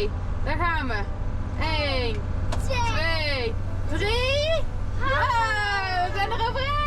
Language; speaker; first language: Dutch; native; Dutch